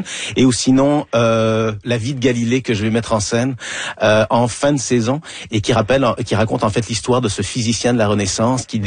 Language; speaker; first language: French; native; French